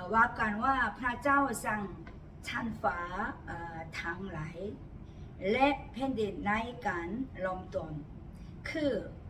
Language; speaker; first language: Thai; non-native, learner; Korean